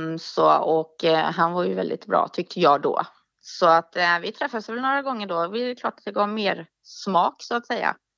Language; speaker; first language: Swedish; early bilingual, other home language; Danish